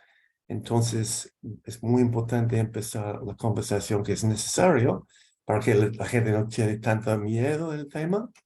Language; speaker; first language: Spanish; non-native, fluent; English